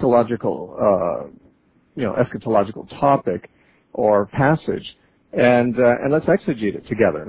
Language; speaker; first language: English; native; English